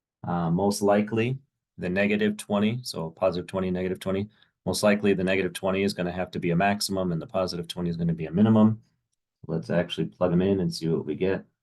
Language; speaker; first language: English; native; English